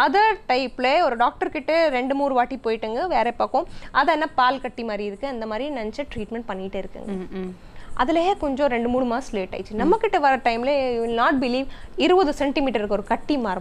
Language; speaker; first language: Tamil; non-native, learner; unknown